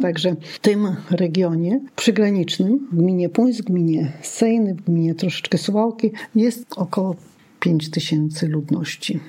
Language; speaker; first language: Polish; non-native, local second language; Lithuanian